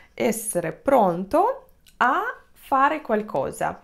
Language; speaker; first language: Italian; non-native, fluent; Russian